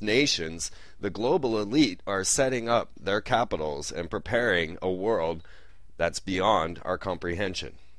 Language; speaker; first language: English; native; English